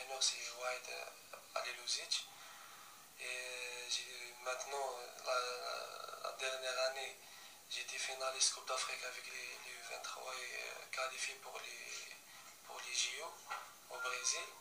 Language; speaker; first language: French; non-native, local second language; Arabic